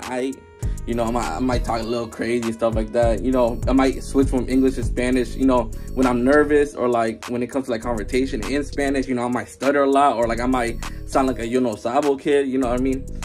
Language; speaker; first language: English; early bilingual, other home language; Spanish